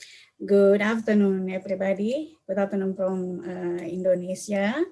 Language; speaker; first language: English; non-native, learner; Indonesian